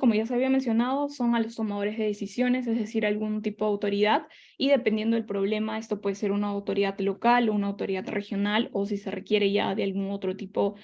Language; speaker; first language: Spanish; native; Spanish